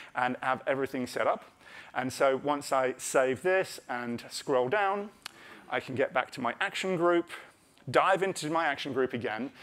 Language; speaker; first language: English; native; English